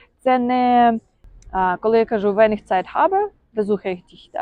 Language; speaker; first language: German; non-native, fluent; Ukrainian